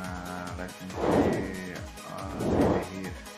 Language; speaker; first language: English; non-native, learner; Portuguese